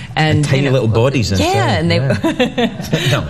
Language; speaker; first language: English; native; English